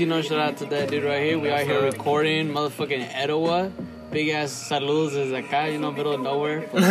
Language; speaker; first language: English; early bilingual, other home language; Spanish